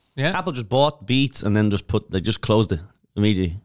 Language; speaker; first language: English; native; English